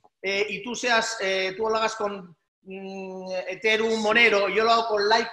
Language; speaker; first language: Spanish; native; Spanish